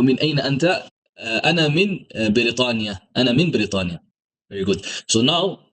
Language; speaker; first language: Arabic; non-native, fluent; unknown